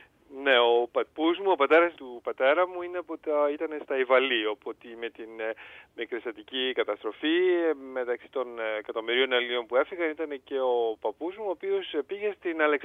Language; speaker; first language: Greek; early bilingual, heritage; Greek